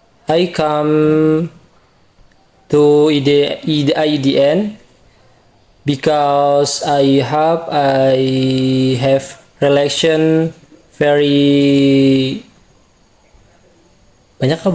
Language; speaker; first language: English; non-native, learner; Indonesian